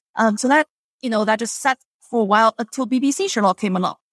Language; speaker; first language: English; non-native, fluent; Chinese